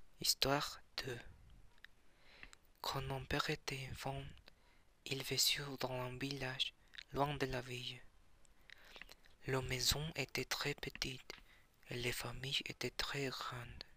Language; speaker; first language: French; non-native, learner; Spanish